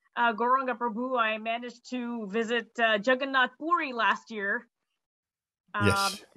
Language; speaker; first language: English; native; English